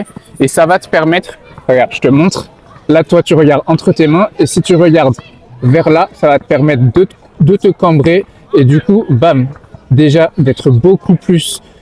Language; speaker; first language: French; native; French